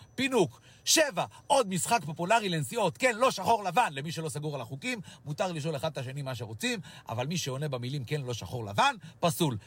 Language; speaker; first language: Hebrew; native; Hebrew